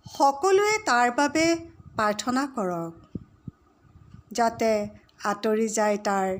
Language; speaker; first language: Assamese; native; Assamese